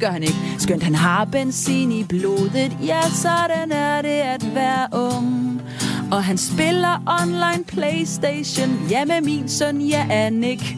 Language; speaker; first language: Danish; native; Danish